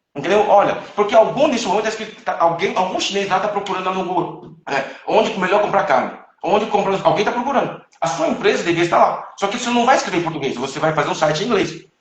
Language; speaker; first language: Portuguese; non-native, fluent; Chinese